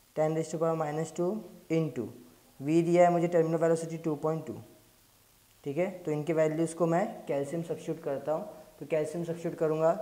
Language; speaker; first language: Hindi; native; Hindi